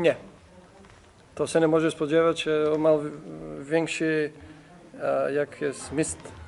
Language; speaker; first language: Polish; non-native, learner; Macedonian